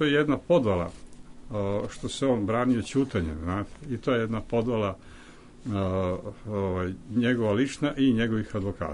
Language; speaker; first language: Serbian; native; Serbian